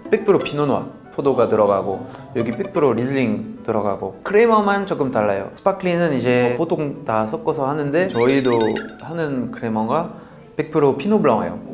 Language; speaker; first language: Korean; non-native, fluent; French